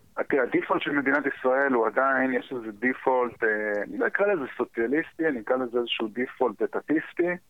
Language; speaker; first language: Hebrew; early bilingual, heritage; Hebrew